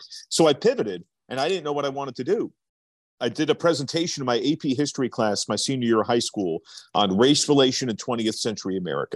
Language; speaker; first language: English; native; English